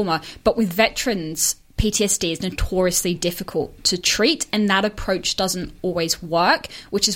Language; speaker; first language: English; native; English